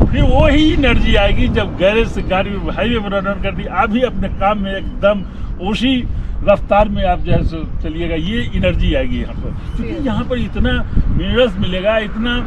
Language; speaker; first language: Hindi; native; Hindi